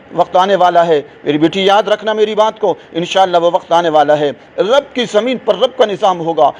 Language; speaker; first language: Urdu; non-native, local second language; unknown